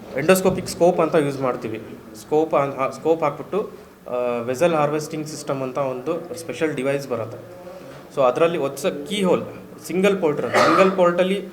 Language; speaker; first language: Kannada; native; Kannada